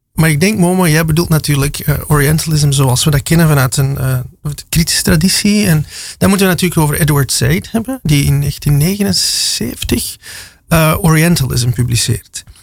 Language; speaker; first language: Dutch; native; Dutch